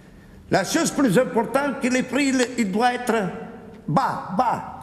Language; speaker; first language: French; non-native, fluent; Italian